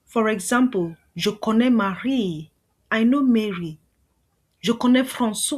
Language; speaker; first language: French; non-native, fluent; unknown